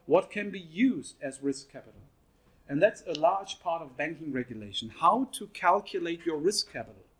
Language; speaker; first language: English; non-native, fluent; German